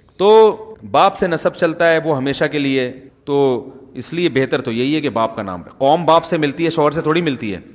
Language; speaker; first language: Urdu; native; Urdu